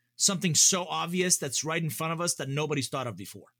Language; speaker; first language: English; early bilingual, other home language; Persian